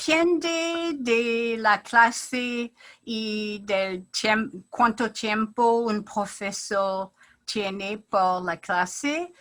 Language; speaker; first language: Spanish; non-native, learner; English